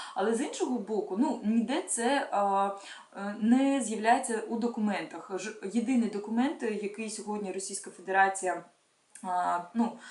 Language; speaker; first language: Ukrainian; non-native, local second language; Russian